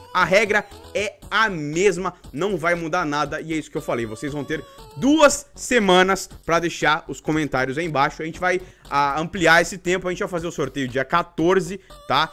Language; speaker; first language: Portuguese; native; Portuguese